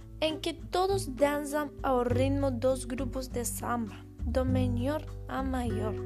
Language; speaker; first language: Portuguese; non-native, learner; Spanish